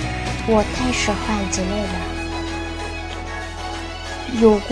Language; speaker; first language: Chinese; non-native, local second language; Uyghur